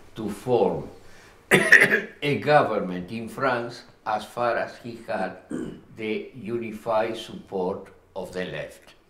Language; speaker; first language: English; non-native, fluent; Spanish